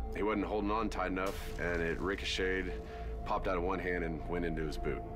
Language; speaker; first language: English; native; English